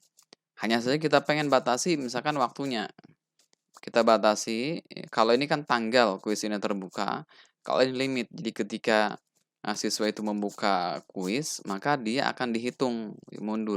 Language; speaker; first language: Indonesian; native; Indonesian